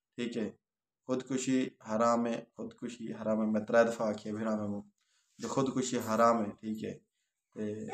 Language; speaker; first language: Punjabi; non-native, local second language; Saraiki